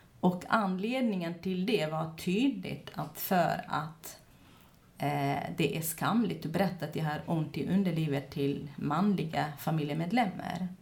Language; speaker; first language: Swedish; non-native, fluent; Kurdish